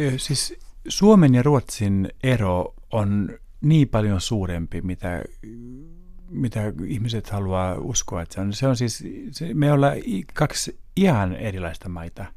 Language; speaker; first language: Finnish; non-native, local second language; Swedish